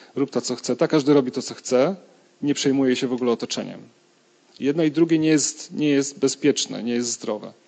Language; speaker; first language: Polish; native; Polish